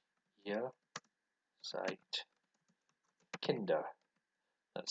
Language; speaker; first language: German; non-native, learner; English